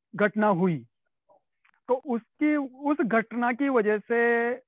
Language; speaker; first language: Hindi; native; Hindi